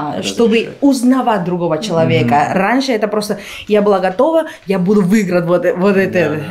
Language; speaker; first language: Russian; non-native, fluent; Spanish